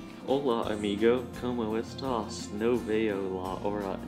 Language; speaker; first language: Spanish; non-native, learner; English